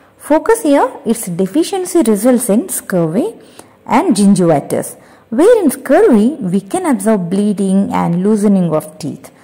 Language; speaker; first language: English; non-native, local second language; Telugu